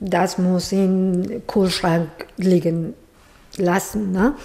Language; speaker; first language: German; non-native, learner; Spanish